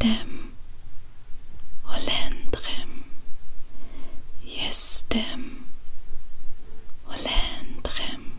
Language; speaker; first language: Polish; non-native, learner; Dutch